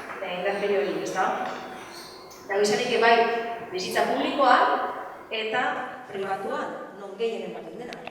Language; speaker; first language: Basque; native; Basque